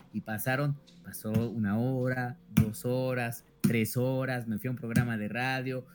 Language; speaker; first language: Spanish; native; Spanish